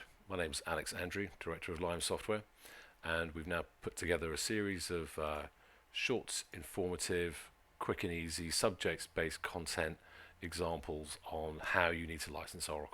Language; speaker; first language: English; native; English